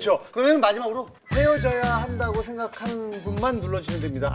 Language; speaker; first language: Korean; native; Korean